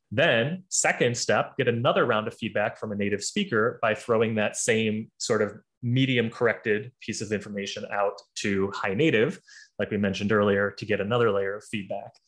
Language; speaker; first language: English; native; English